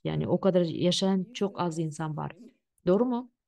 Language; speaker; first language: Turkish; non-native, fluent; Russian